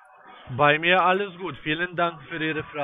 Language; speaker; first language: German; non-native, learner; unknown